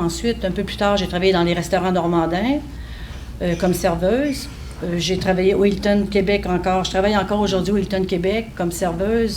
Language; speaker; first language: French; native; French